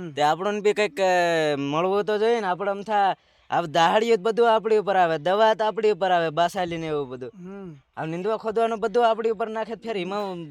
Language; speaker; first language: Gujarati; non-native, local second language; Bhili